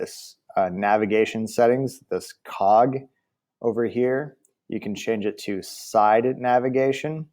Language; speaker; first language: English; native; English